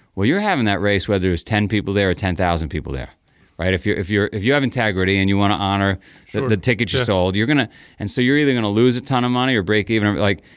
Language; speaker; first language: English; native; English